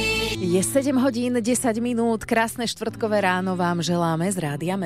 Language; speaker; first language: Slovak; native; Slovak